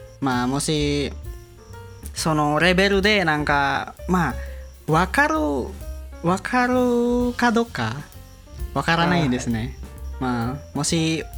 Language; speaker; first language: Japanese; non-native, learner; Indonesian